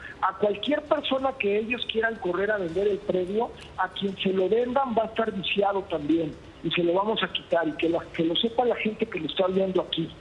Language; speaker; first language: Spanish; native; Spanish